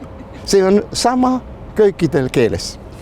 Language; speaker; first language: Estonian; non-native, learner; Finnish